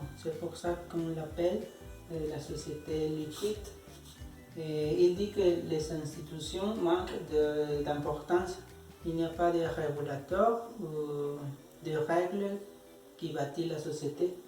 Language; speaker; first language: French; non-native, learner; Spanish